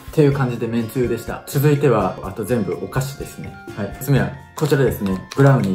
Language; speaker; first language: Japanese; native; Japanese